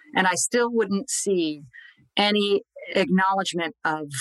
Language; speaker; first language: English; native; English